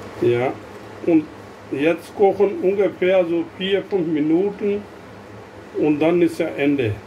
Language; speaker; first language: German; non-native, learner; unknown